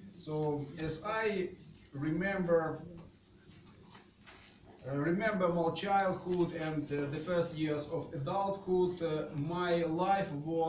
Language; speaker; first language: English; non-native, fluent; Russian